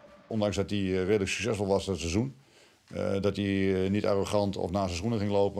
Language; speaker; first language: Dutch; native; Dutch